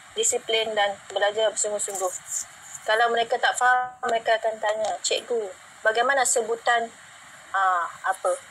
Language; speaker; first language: Malay; native; Malay